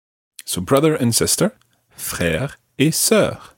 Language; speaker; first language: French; non-native, fluent; English